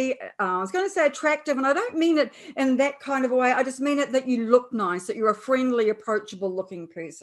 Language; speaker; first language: English; native; English